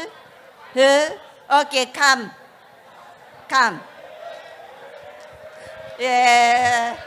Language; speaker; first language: English; non-native, learner; Japanese